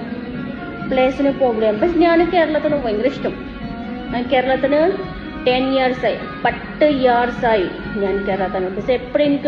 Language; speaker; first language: Malayalam; non-native, learner; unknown